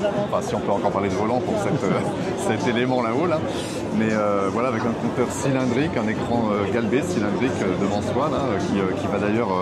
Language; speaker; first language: French; native; French